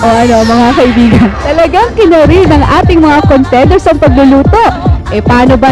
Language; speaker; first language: Filipino; native; Filipino